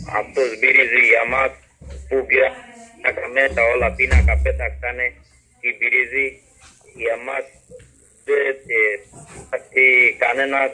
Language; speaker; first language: Greek; non-native, learner; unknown